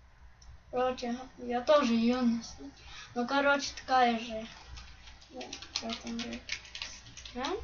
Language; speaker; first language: Russian; non-native, local second language; Ukrainian